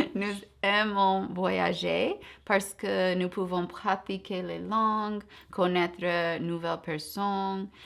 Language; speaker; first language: French; non-native, fluent; English